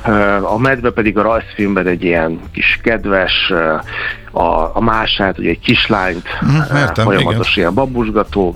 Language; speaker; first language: Hungarian; native; Hungarian